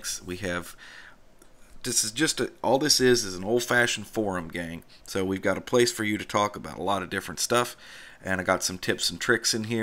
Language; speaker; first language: English; native; English